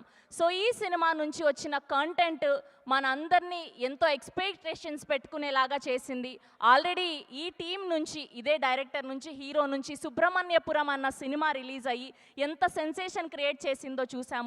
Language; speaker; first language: Telugu; native; Telugu